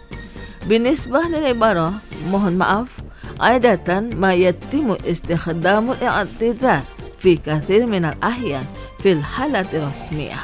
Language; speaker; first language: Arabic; non-native, fluent; Indonesian